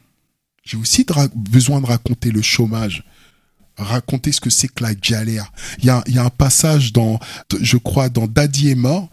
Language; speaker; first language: French; early bilingual, other home language; Wolof